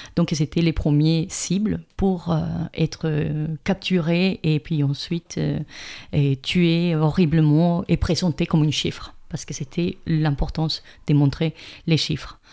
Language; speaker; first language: French; non-native, fluent; Spanish